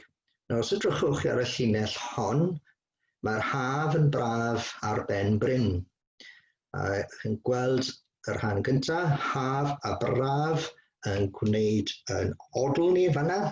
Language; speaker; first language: Welsh; native; Welsh